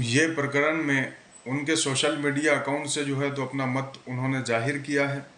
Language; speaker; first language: Hindi; non-native, local second language; Marathi